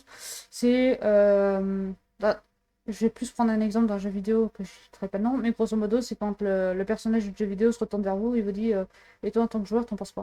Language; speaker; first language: French; native; French